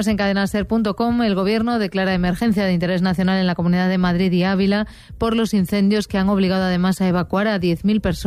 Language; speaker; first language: Spanish; native; Spanish